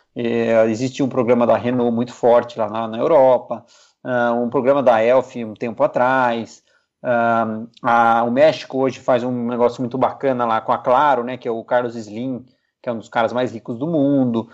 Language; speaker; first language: Portuguese; native; Portuguese